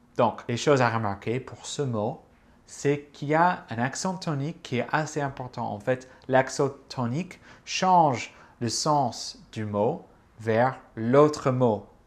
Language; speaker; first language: French; non-native, fluent; English